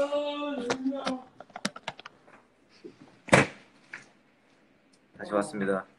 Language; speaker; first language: Korean; early bilingual, heritage; Korean